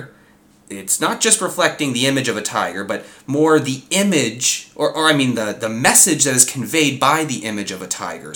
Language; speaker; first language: English; native; English